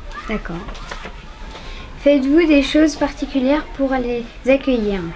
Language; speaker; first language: French; native; French